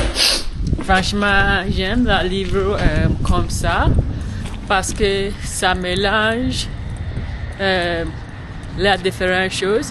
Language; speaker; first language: French; non-native, learner; English